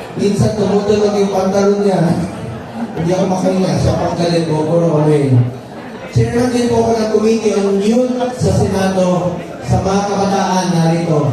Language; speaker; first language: Filipino; non-native, local second language; Cebuano